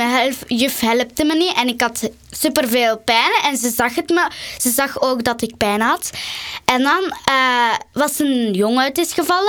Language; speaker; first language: Dutch; early bilingual, other home language; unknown